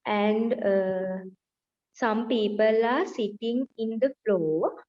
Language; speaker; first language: English; non-native, learner; Sinhala